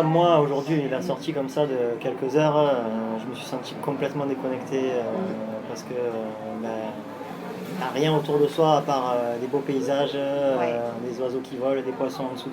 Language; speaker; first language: French; native; French